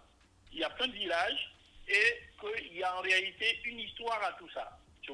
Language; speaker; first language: French; native; French